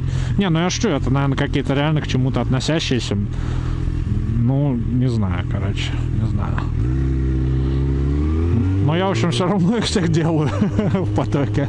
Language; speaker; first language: Russian; native; Russian